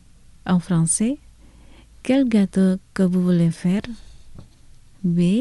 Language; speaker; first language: French; non-native, fluent; Indonesian